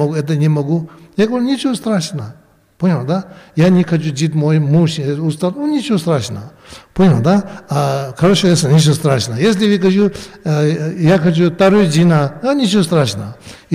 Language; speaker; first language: Russian; non-native, learner; Tibetan